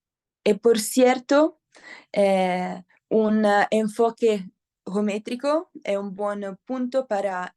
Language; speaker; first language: Spanish; non-native, learner; Italian